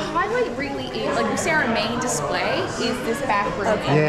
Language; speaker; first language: English; native; English